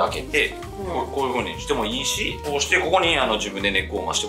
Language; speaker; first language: Japanese; native; Japanese